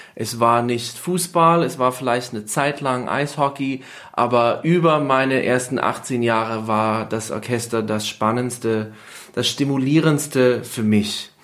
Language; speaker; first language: German; non-native, fluent; English